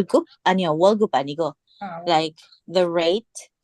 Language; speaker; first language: Korean; non-native, learner; English